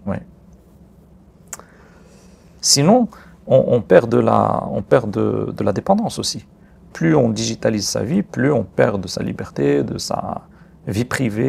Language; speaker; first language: French; non-native, local second language; Arabic